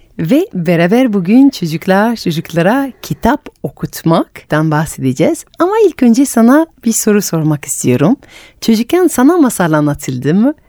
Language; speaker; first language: Turkish; non-native, fluent; French